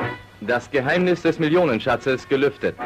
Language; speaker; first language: German; native; German